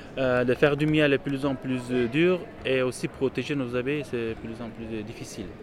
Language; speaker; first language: French; non-native, fluent; Turkish